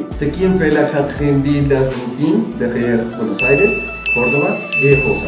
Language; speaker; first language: French; non-native, learner; Spanish